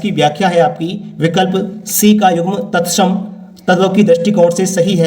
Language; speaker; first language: Hindi; native; Hindi